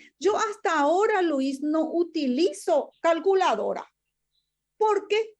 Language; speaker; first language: Spanish; non-native, local second language; Guarani